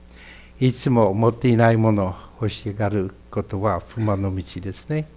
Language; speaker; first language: Japanese; non-native, fluent; English